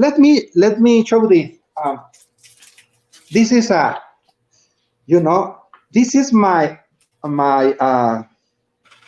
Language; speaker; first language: English; non-native, learner; Spanish